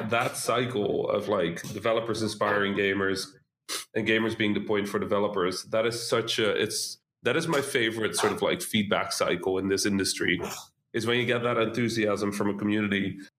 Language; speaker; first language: English; non-native, fluent; Dutch